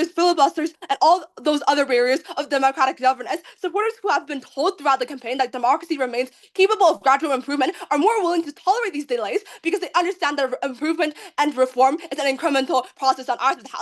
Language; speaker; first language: English; non-native, fluent; Chinese